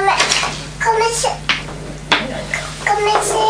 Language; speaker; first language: Japanese; native; Japanese